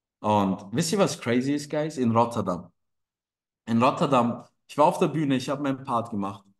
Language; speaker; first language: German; non-native, fluent; Turkish